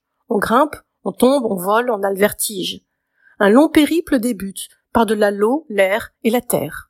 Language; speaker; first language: French; native; French